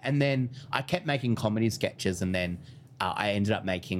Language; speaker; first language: English; native; English